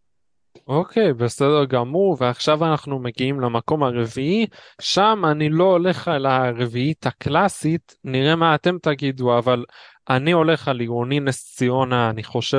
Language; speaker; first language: Hebrew; native; Hebrew